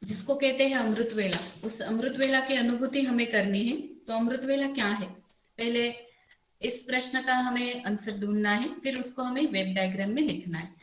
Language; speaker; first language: Hindi; non-native, local second language; Marathi